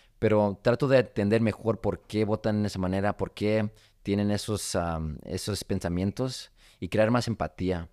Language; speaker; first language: Spanish; early bilingual, heritage; Spanish